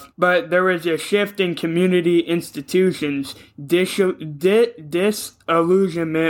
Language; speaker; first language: English; native; English